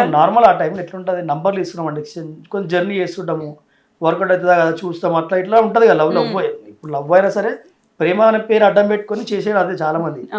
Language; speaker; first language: Telugu; native; Telugu